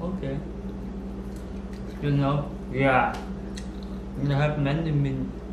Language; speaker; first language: English; non-native, learner; Vietnamese